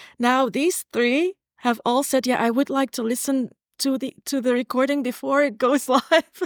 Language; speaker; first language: English; non-native, fluent; Dutch